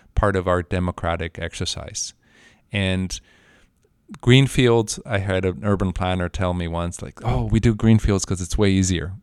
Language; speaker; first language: English; non-native, fluent; Spanish